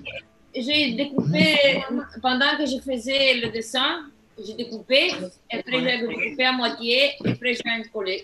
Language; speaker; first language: French; non-native, fluent; Italian